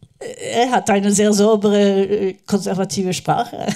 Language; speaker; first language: German; non-native, learner; Norwegian